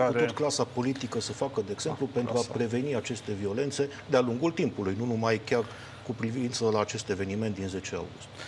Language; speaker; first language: Romanian; native; Romanian